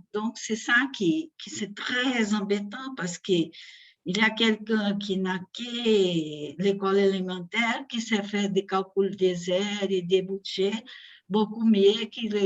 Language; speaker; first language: French; non-native, fluent; Portuguese